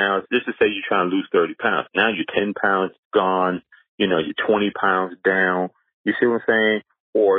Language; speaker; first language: English; native; English